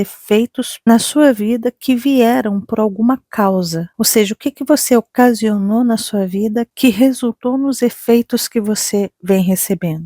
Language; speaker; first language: Portuguese; native; Portuguese